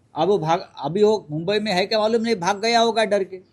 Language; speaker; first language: Hindi; non-native, local second language; Marathi